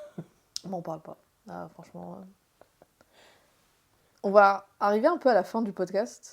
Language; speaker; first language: French; native; French